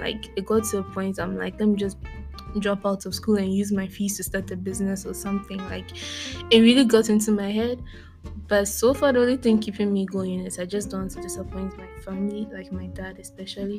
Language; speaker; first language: English; non-native, local second language; Akan